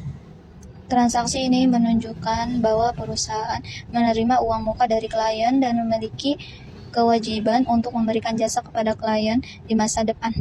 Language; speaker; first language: Indonesian; native; Indonesian